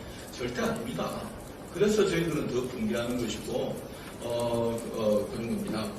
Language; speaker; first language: Korean; native; Korean